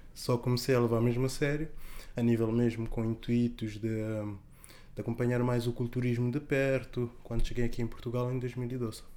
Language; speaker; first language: Portuguese; non-native, local second language; Kabuverdianu